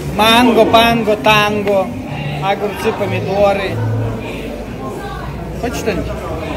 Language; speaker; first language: Russian; non-native, local second language; Uzbek